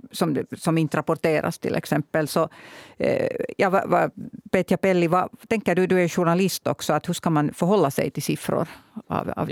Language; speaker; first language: Swedish; native; Swedish